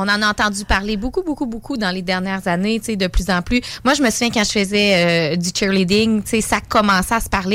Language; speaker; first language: French; native; French